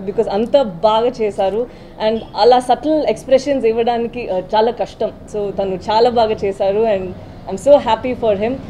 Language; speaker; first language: Telugu; non-native, learner; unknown